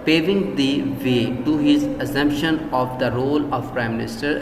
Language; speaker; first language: English; non-native, local second language; Urdu